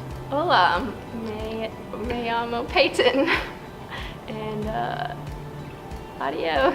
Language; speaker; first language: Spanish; non-native, learner; English